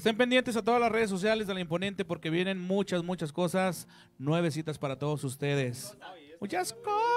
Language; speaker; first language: Spanish; native; Spanish